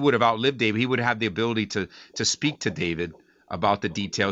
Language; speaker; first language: English; native; English